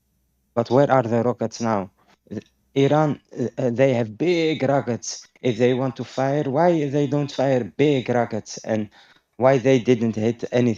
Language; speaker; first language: English; non-native, fluent; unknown